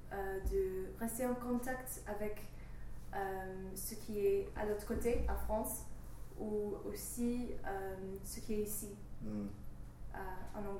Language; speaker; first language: French; non-native, fluent; English